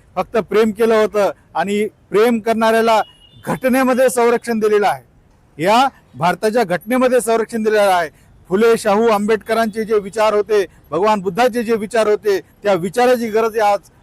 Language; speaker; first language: Marathi; native; Marathi